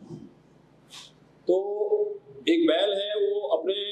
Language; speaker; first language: Hindi; non-native, local second language; Marathi